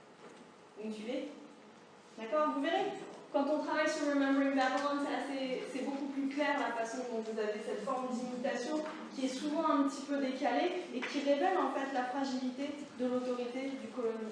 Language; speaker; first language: French; native; French